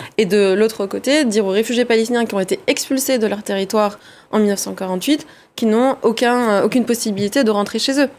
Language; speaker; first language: French; early bilingual, other home language; Arabic